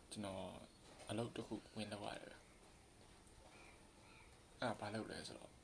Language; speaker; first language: Burmese; native; Burmese